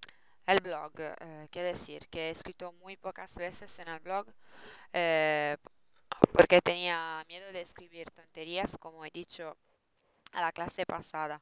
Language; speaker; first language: Spanish; non-native, learner; Italian